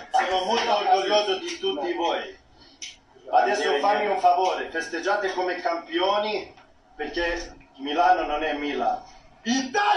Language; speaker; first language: Italian; non-native, fluent; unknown